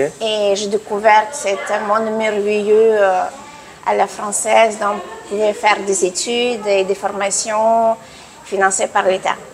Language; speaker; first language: French; non-native, fluent; Russian